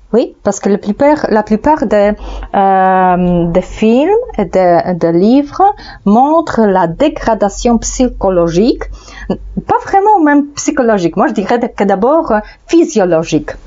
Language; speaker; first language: French; non-native, fluent; Polish